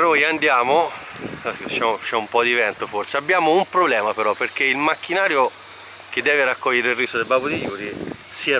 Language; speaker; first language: Italian; native; Italian